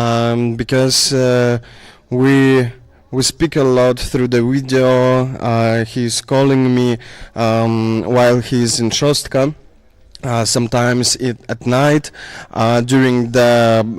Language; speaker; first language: English; non-native, fluent; Ukrainian